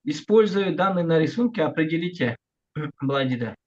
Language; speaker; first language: Russian; non-native, local second language; Kazakh